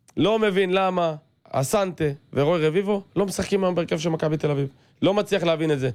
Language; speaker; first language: Hebrew; native; Hebrew